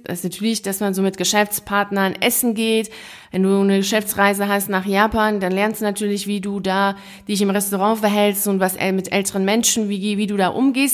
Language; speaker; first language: German; native; German